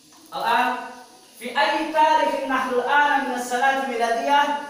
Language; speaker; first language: Arabic; non-native, learner; Indonesian